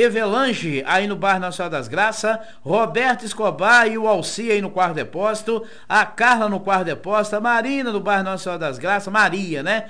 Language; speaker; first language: Portuguese; native; Portuguese